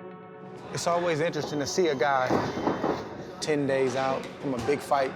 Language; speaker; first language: English; native; English